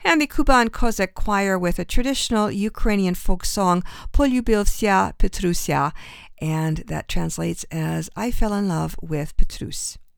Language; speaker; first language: English; early bilingual, other home language; Ukrainian